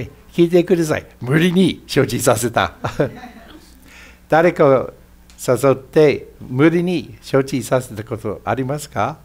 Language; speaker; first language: Japanese; non-native, fluent; English